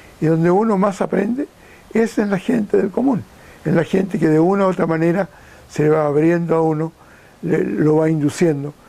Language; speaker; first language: Spanish; native; Spanish